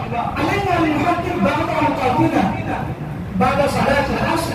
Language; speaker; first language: Arabic; non-native, fluent; Urdu